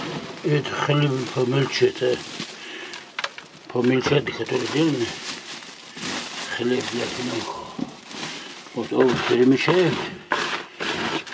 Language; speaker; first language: Russian; non-native, local second language; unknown